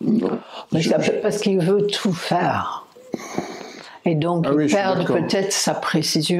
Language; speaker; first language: French; non-native, fluent; English